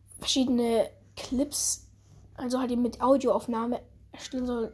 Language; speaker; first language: German; early bilingual, other home language; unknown